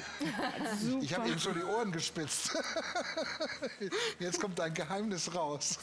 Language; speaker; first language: German; native; German